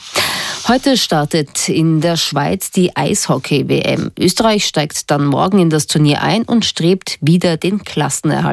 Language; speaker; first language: German; native; German